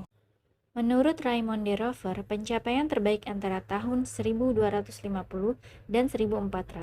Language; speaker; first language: Indonesian; native; Indonesian